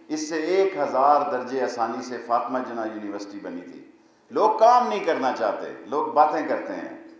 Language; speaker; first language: Urdu; non-native, local second language; Punjabi